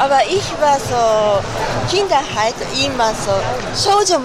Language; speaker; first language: German; non-native, learner; Japanese